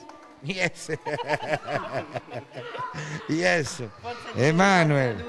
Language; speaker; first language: English; non-native, learner; Italian